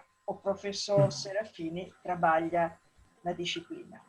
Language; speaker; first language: Portuguese; non-native, learner; Italian